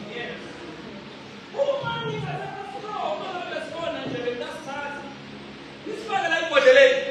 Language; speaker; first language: Zulu; non-native, local second language; Swati